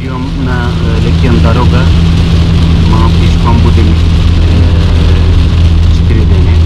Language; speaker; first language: Russian; non-native, learner; Turkish